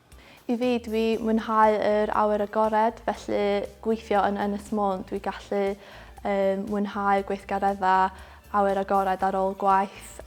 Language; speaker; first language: Welsh; non-native, local second language; English